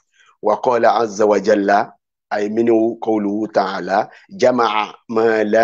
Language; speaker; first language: Arabic; non-native, fluent; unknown